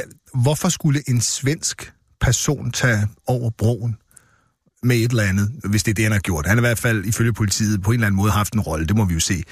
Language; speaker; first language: Danish; native; Danish